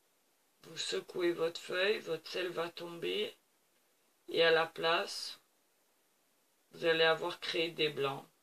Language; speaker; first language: French; native; French